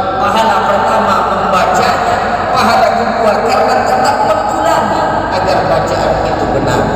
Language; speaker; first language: Malay; non-native, local second language; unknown